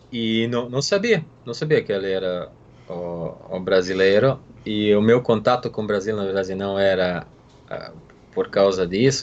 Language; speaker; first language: Portuguese; non-native, fluent; Serbian